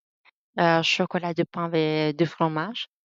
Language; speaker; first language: French; non-native, learner; Spanish